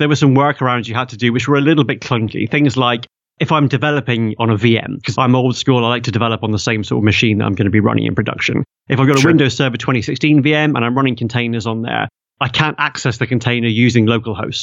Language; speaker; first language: English; native; English